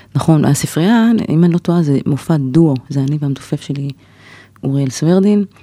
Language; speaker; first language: Hebrew; native; Hebrew